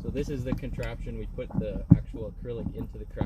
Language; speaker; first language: English; native; English